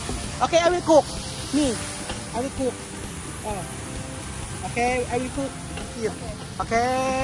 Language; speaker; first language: English; non-native, learner; Filipino